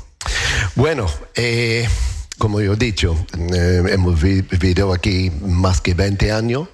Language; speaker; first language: Spanish; non-native, learner; English